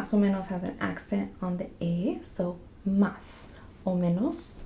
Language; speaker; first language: Spanish; non-native, fluent; English